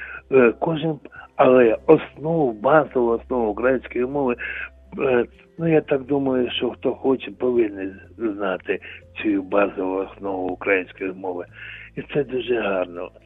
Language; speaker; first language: Ukrainian; non-native, local second language; Russian